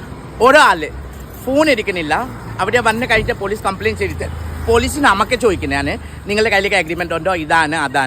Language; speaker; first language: Malayalam; non-native, learner; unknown